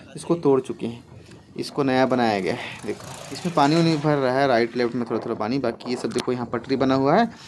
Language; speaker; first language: Hindi; native; Hindi